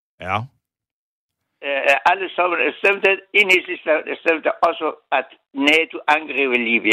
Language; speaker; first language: Danish; non-native, learner; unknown